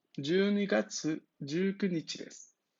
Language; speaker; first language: Japanese; non-native, fluent; Spanish